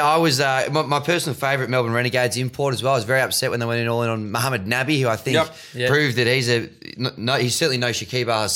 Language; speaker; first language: English; native; English